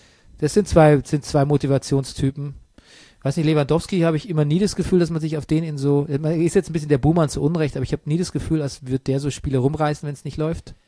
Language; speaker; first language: German; native; German